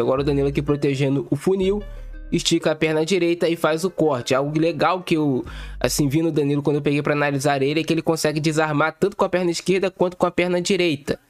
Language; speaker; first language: Portuguese; native; Portuguese